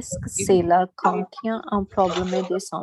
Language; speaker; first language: French; non-native, learner; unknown